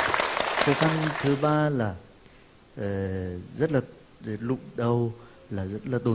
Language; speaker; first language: Vietnamese; non-native, fluent; Turkish